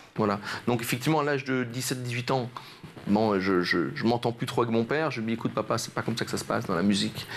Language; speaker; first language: French; native; French